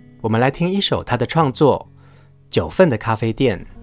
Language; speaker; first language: Chinese; native; Chinese